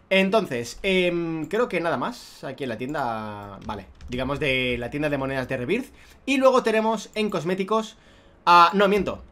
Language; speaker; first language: Spanish; native; Spanish